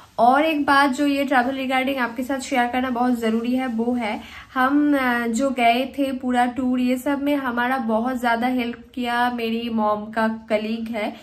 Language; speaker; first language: Hindi; non-native, local second language; Bangla